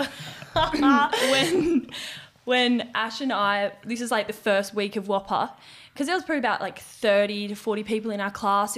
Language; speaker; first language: English; native; English